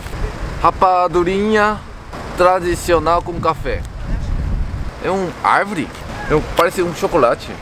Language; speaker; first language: Portuguese; non-native, learner; Korean